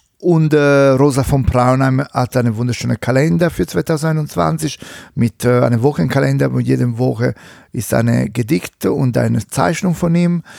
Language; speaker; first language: German; non-native, fluent; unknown